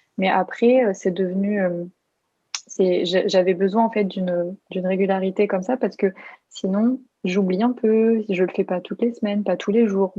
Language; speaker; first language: French; native; French